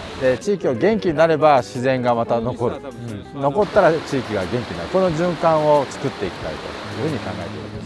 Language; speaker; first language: Japanese; native; Japanese